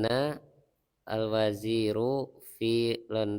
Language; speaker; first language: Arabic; non-native, learner; Indonesian